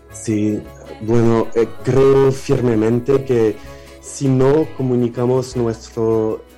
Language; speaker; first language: Spanish; non-native, learner; French